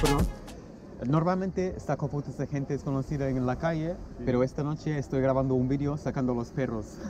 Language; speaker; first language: Spanish; non-native, fluent; English